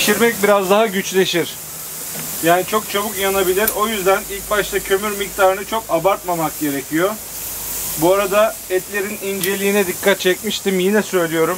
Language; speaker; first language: Turkish; native; Turkish